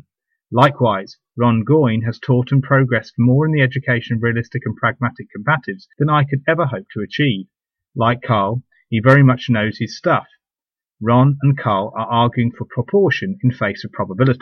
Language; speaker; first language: English; native; English